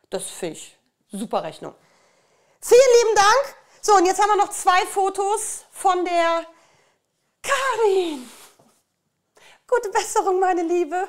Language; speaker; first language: German; native; German